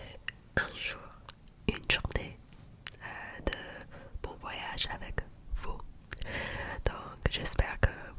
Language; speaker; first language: French; non-native, learner; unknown